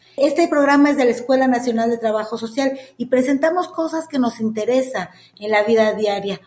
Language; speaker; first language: Spanish; native; Spanish